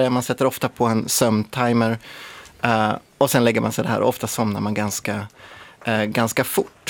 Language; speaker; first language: Swedish; native; Swedish